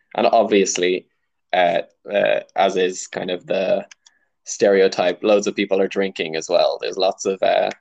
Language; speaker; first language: English; native; English